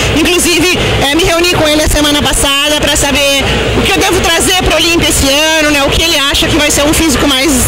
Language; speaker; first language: Portuguese; native; Portuguese